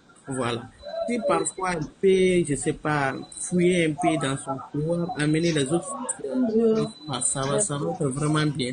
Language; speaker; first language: French; non-native, local second language; Bambara